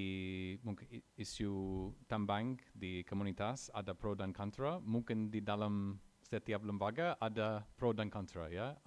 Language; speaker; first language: Indonesian; non-native, learner; English